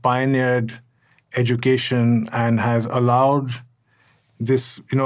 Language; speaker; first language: English; non-native, local second language; Hindi